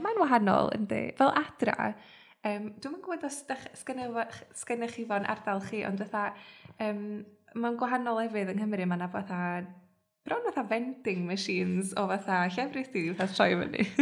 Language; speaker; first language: Welsh; native; Welsh